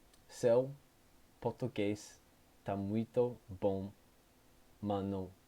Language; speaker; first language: Portuguese; non-native, learner; English